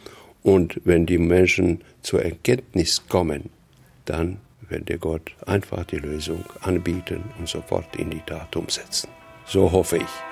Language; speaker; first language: German; non-native, fluent; Bosnian